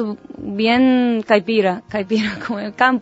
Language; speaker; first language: Spanish; non-native, learner; Japanese